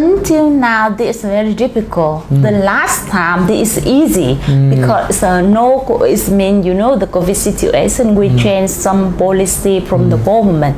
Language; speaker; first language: English; non-native, learner; Vietnamese